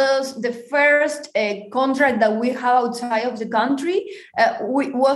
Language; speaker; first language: English; non-native, fluent; Spanish